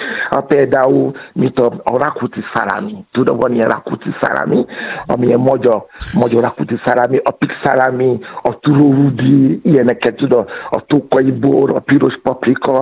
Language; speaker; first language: Hungarian; non-native, learner; Yoruba